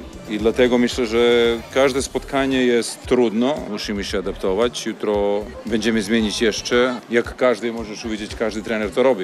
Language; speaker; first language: Polish; non-native, fluent; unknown